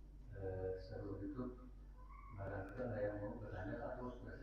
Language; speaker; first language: Indonesian; native; Indonesian